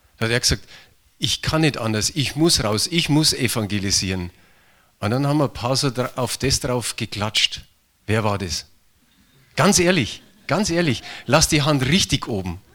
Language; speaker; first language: German; native; German